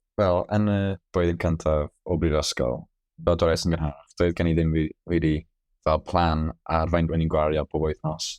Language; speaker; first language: Welsh; non-native, local second language; English